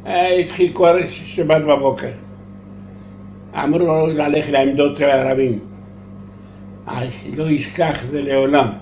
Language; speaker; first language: Hebrew; non-native, learner; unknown